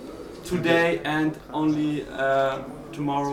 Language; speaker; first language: English; non-native, fluent; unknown